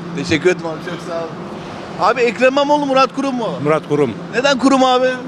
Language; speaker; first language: Turkish; native; Turkish